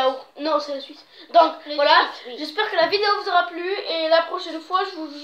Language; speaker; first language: French; native; French